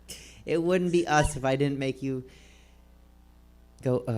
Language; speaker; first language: English; native; English